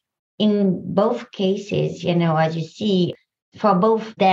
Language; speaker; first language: English; non-native, fluent; French